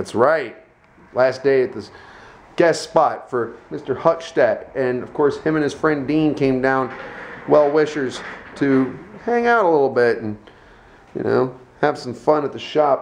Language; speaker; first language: English; native; English